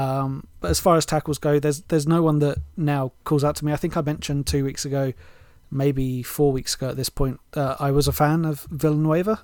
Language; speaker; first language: English; native; English